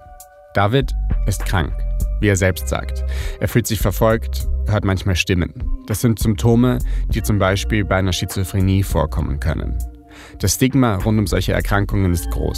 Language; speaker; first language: German; native; German